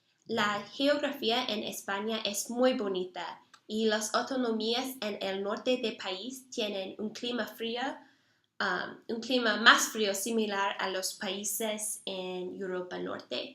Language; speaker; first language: Spanish; non-native, learner; English